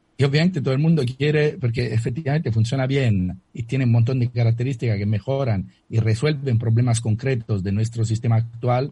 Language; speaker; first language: Spanish; non-native, fluent; Italian